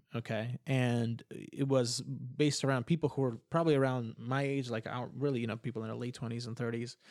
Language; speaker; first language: English; early bilingual, other home language; Ukrainian